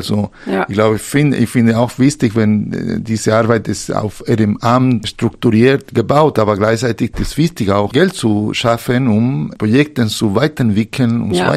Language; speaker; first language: German; non-native, fluent; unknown